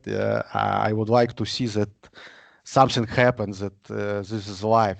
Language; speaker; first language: English; non-native, learner; Russian